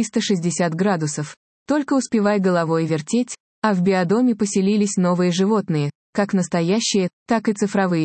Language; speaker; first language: Russian; native; Russian